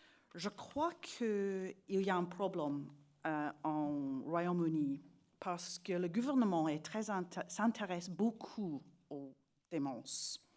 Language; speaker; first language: French; non-native, learner; English